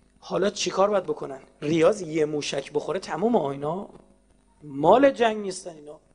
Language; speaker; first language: Persian; native; Persian